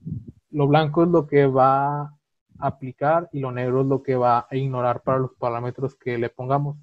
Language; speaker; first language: Spanish; native; Spanish